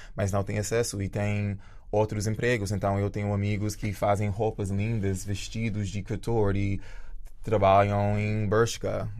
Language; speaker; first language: Portuguese; early bilingual, other home language; Jamaican Creole English